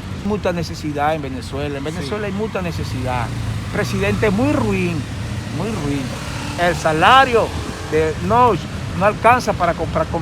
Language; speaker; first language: Portuguese; non-native, learner; Spanish